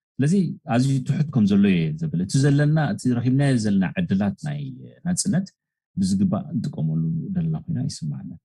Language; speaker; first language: Tigrinya; native; Tigrinya